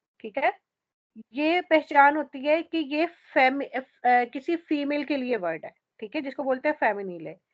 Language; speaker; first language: Urdu; native; Urdu